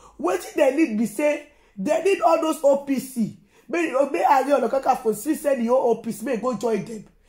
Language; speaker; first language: Nigerian Pidgin; non-native, local second language; Yoruba